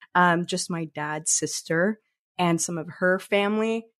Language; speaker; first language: English; early bilingual, other home language; Spanish